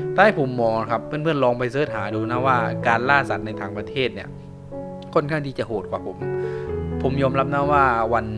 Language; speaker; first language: Thai; non-native, local second language; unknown